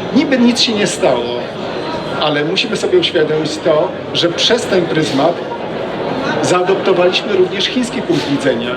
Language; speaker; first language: Polish; native; Polish